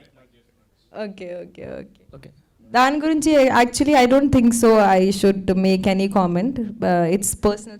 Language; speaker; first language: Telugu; non-native, fluent; Hindi